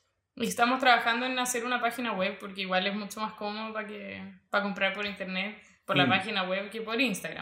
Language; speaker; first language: Spanish; native; Spanish